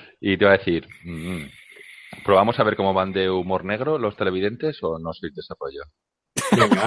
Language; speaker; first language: Spanish; native; Spanish